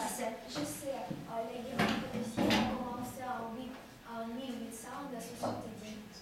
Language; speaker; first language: French; non-native, learner; Russian